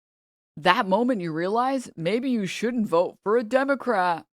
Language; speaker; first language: English; native; English